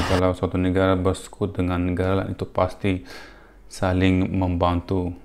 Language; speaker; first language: Indonesian; non-native, fluent; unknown